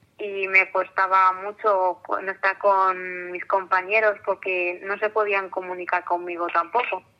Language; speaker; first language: Spanish; early bilingual, other home language; Arabic